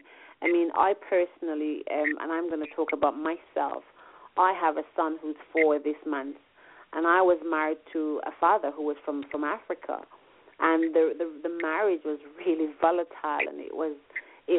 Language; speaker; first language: English; non-native, local second language; Jamaican Creole English